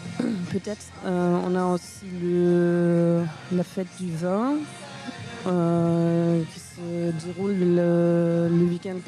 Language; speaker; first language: French; non-native, fluent; German